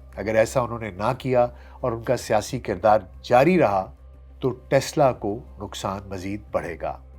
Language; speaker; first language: Urdu; native; Urdu